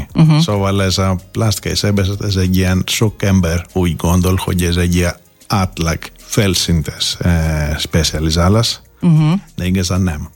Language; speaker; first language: Hungarian; non-native, learner; Greek